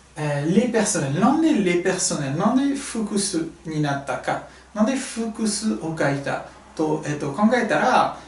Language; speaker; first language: Japanese; non-native, fluent; French